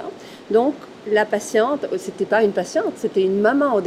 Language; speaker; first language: French; native; French